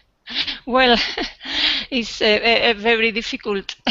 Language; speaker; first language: English; non-native, learner; Spanish